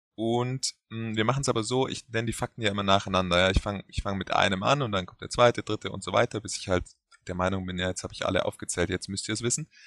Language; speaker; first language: German; native; German